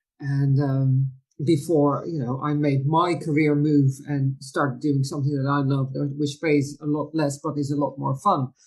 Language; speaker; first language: English; non-native, fluent; Dutch